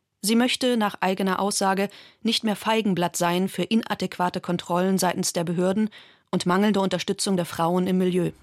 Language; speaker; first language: German; native; German